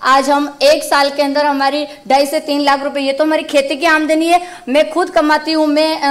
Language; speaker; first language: Hindi; native; Hindi